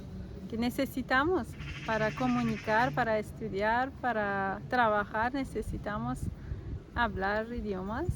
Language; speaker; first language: Spanish; non-native, learner; Persian